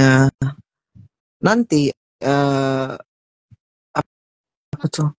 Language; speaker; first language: Indonesian; non-native, learner; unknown